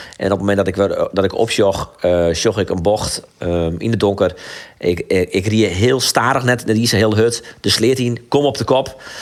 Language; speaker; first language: Dutch; non-native, local second language; Western Frisian